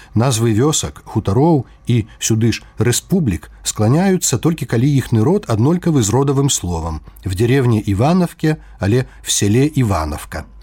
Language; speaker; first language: Belarusian; native; Belarusian